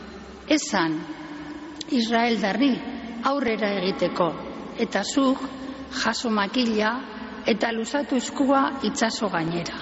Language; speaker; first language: Basque; native; Basque